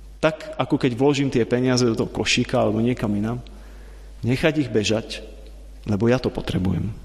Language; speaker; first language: Slovak; non-native, fluent; Czech